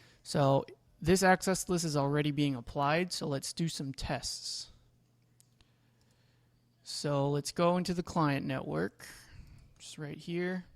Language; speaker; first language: English; native; English